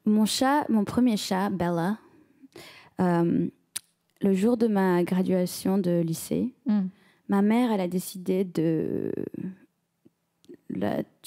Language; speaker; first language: French; early bilingual, heritage; French